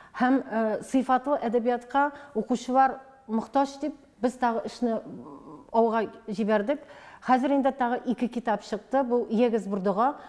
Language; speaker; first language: Tatar; native; Tatar